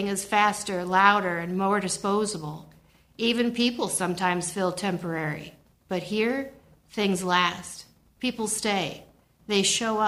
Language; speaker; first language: English; native; English